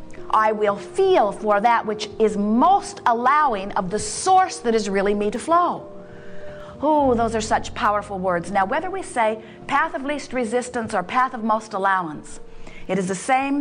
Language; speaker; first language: English; native; English